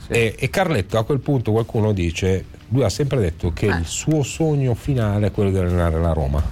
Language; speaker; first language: Italian; native; Italian